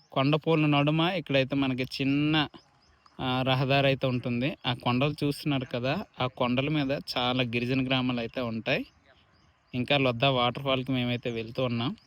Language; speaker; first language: Telugu; native; Telugu